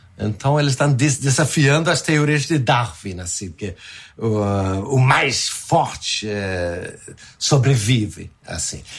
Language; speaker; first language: Portuguese; non-native, fluent; Swedish